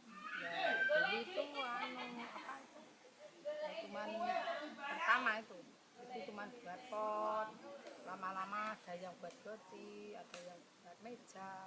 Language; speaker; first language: Indonesian; non-native, local second language; Javanese